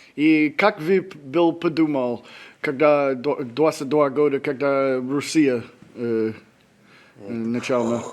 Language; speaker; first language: Russian; non-native, learner; English